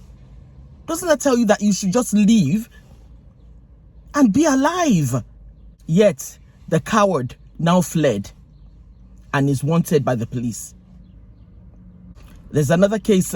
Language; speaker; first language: English; non-native, local second language; Yoruba